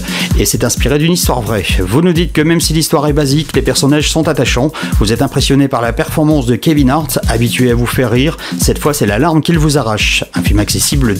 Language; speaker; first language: French; native; French